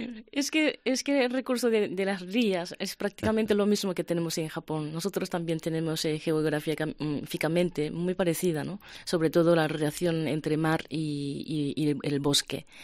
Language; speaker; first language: Spanish; non-native, fluent; Japanese